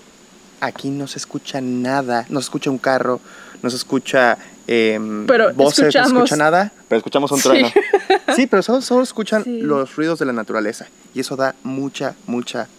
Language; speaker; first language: Spanish; native; Spanish